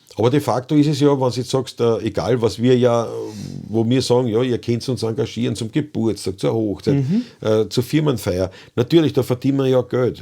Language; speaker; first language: German; native; German